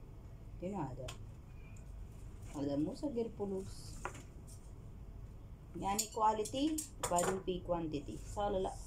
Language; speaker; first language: Arabic; non-native, learner; Filipino